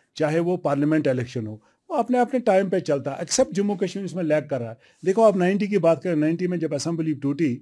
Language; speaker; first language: Hindi; non-native, local second language; Kashmiri